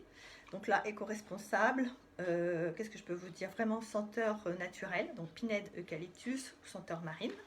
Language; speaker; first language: French; native; French